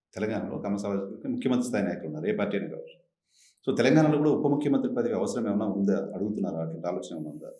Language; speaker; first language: Telugu; native; Telugu